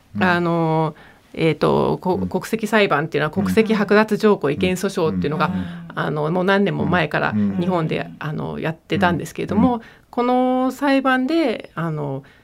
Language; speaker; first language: Japanese; early bilingual, heritage; German